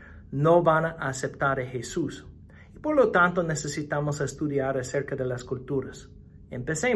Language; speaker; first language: Spanish; non-native, fluent; English